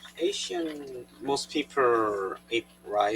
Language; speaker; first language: English; non-native, learner; Korean